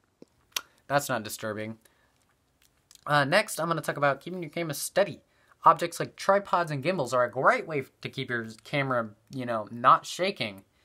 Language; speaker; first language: English; native; English